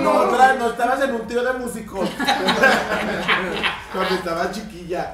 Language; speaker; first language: Spanish; native; Spanish